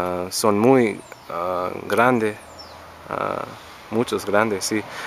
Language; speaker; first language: Spanish; non-native, learner; English